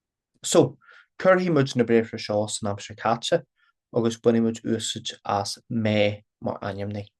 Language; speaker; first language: Irish; non-native, local second language; English